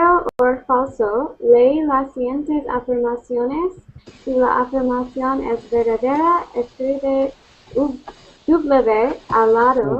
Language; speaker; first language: Spanish; non-native, learner; English